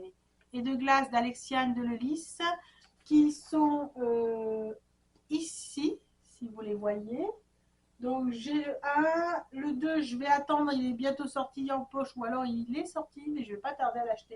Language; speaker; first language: French; native; French